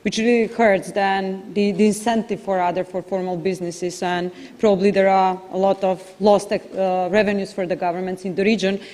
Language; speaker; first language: English; non-native, fluent; Macedonian